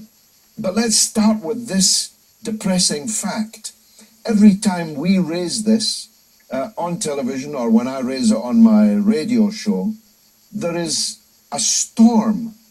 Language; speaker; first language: English; native; English